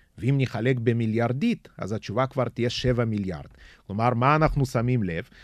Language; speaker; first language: Hebrew; native; Hebrew